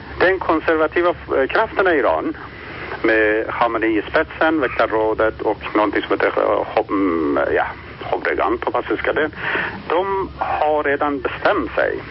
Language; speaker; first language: Swedish; non-native, fluent; Persian